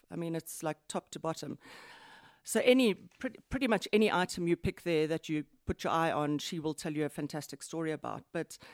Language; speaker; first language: English; native; English